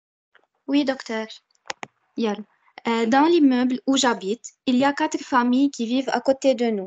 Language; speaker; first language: French; non-native, learner; Arabic